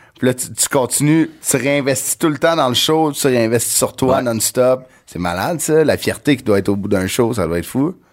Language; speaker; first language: French; native; French